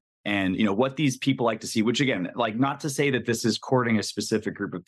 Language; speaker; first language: English; native; English